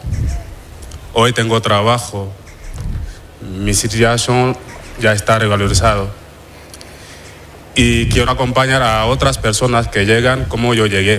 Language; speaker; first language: Spanish; non-native, fluent; Wolof